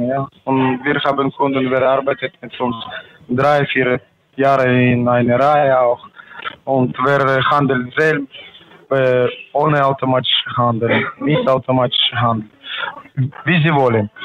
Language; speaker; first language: German; non-native, learner; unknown